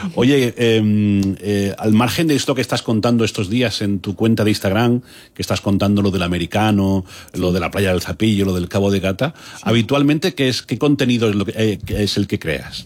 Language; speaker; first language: Spanish; native; Spanish